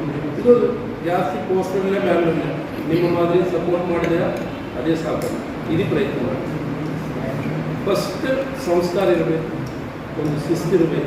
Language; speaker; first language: Kannada; non-native, local second language; Telugu